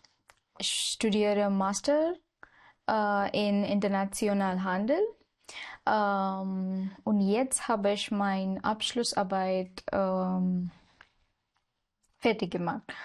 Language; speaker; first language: German; non-native, learner; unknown